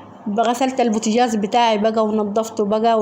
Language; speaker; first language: Arabic; native; Arabic